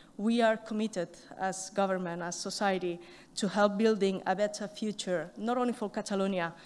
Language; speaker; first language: English; non-native, fluent; Catalan